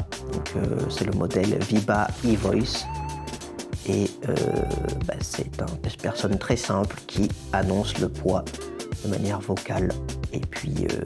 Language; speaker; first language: French; native; French